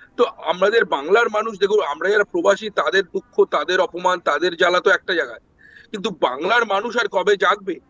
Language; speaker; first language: Bangla; native; Bangla